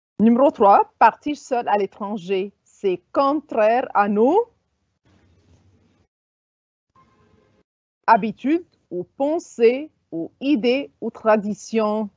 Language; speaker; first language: French; non-native, fluent; Arabic